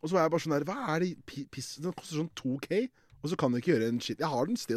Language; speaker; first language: Norwegian; native; Norwegian